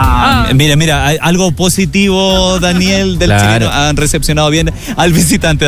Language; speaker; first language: Spanish; native; Spanish